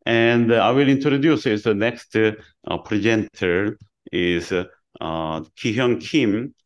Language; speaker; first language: English; non-native, learner; Korean